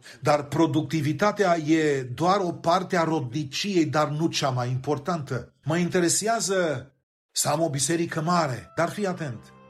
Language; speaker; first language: Romanian; native; Romanian